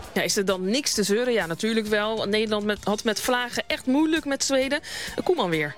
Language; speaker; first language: Dutch; native; Dutch